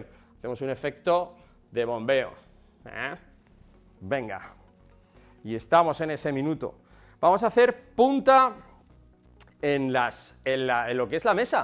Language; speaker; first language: Spanish; native; Spanish